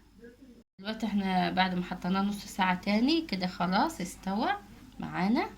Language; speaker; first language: Arabic; native; Arabic